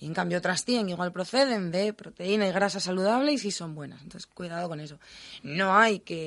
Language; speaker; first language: Spanish; native; Spanish